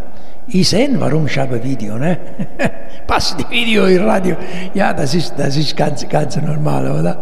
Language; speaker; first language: German; non-native, learner; Italian